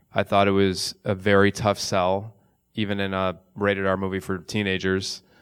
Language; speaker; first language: English; native; English